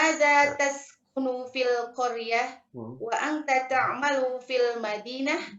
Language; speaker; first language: Arabic; non-native, learner; Indonesian